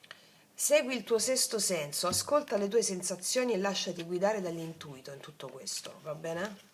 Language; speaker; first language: Italian; native; Italian